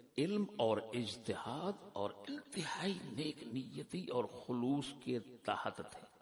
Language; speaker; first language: Urdu; non-native, local second language; Punjabi